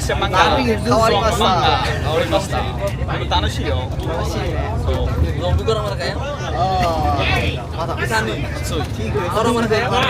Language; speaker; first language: Japanese; non-native, learner; Bangla